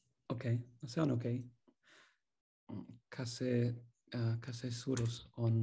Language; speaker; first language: English; native; English